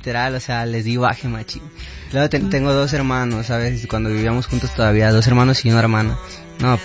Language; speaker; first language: Spanish; native; Spanish